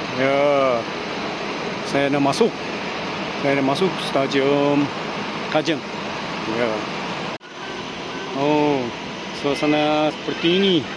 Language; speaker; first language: Malay; non-native, learner; Japanese